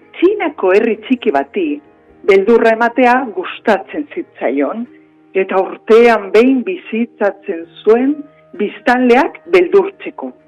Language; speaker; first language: Basque; non-native, local second language; Spanish